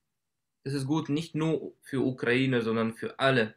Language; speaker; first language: German; non-native, learner; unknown